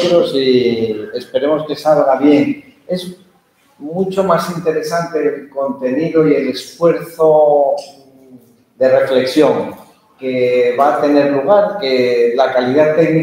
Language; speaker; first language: Spanish; early bilingual, heritage; Spanish